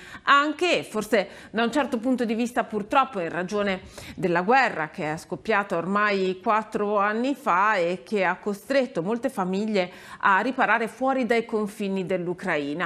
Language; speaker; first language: Italian; native; Italian